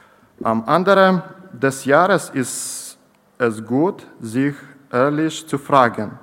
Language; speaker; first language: German; non-native, learner; Ukrainian